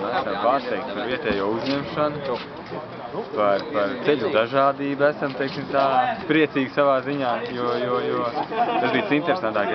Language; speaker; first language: Latvian; non-native, local second language; Russian